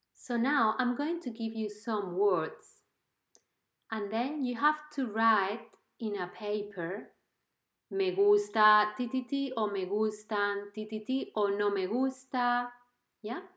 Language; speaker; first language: English; non-native, fluent; Spanish